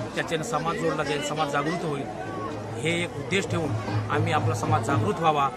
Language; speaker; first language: Marathi; non-native, local second language; Lambadi